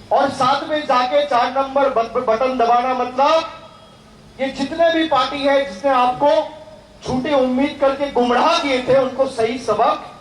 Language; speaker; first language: Hindi; non-native, local second language; Bangla